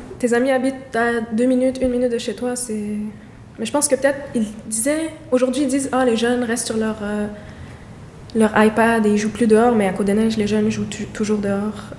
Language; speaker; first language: French; native; French